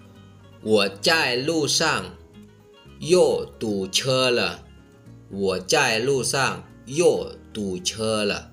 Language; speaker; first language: Chinese; non-native, fluent; Lao